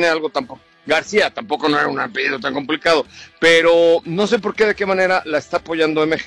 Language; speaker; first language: Spanish; native; Spanish